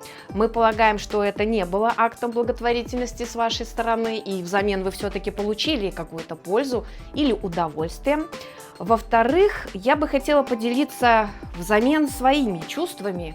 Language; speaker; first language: Russian; native; Russian